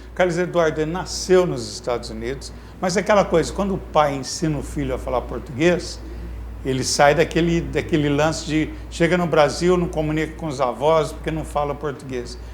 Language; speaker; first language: Portuguese; native; Portuguese